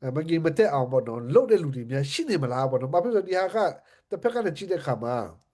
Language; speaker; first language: Burmese; non-native, local second language; Hakha Chin